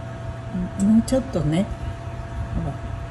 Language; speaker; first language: Japanese; early bilingual, heritage; Japanese